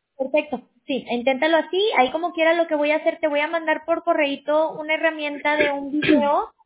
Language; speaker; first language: Spanish; native; Spanish